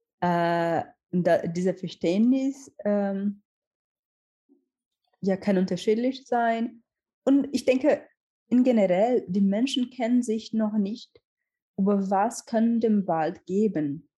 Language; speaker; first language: German; non-native, learner; Portuguese